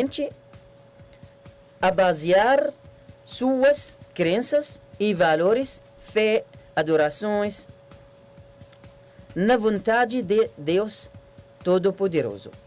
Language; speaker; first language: Portuguese; non-native, learner; Arabic